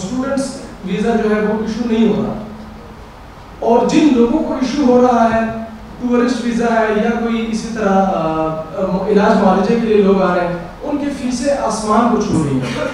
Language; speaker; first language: Urdu; non-native, local second language; Pashto